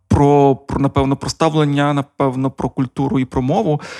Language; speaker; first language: Ukrainian; non-native, local second language; Russian